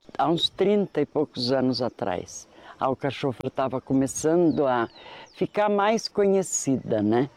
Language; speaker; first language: Portuguese; native; Portuguese